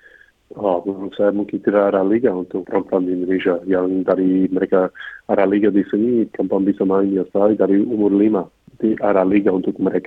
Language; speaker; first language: Indonesian; non-native, fluent; English